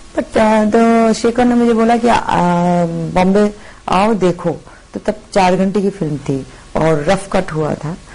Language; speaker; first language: Hindi; non-native, local second language; Bangla